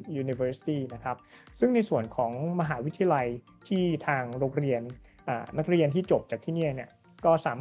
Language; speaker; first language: Thai; native; Thai